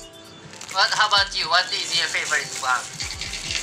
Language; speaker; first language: English; non-native, learner; Japanese